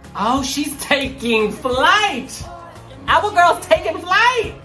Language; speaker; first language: English; native; English